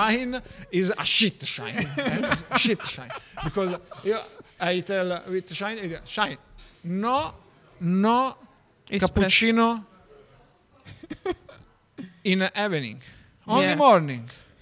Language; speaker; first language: English; non-native, learner; Italian